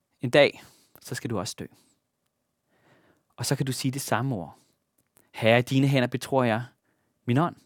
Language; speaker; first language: Danish; native; Danish